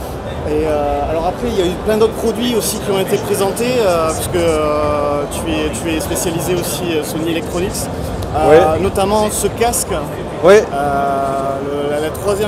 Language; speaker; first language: French; native; French